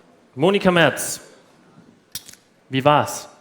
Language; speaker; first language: German; native; German